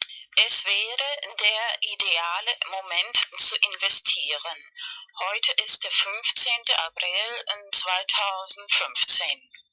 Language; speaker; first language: German; non-native, learner; Spanish